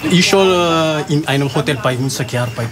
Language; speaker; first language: German; non-native, learner; Malagasy